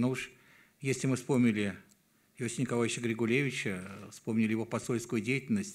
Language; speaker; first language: Russian; native; Russian